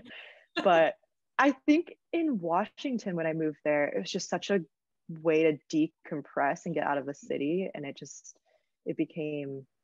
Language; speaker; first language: English; native; English